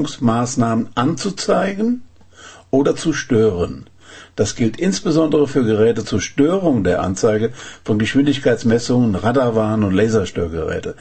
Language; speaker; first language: German; native; German